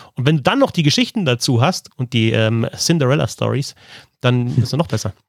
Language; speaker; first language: German; native; German